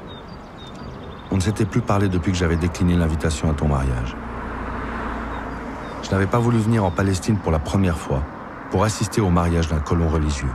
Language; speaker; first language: French; early bilingual, other home language; Arabic